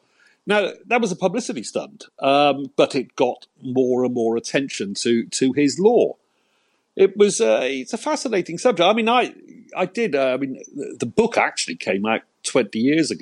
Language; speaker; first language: English; native; English